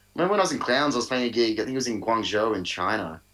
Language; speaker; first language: English; native; English